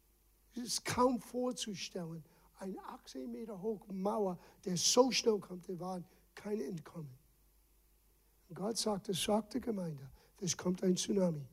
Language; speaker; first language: German; non-native, fluent; English